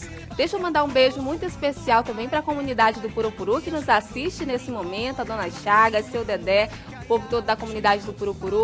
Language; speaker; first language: Portuguese; native; Portuguese